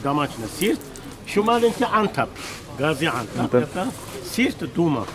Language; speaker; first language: Russian; non-native, learner; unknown